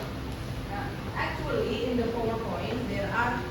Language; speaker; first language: English; non-native, fluent; Indonesian